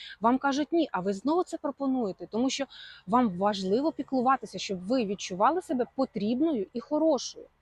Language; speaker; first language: Ukrainian; non-native, local second language; Russian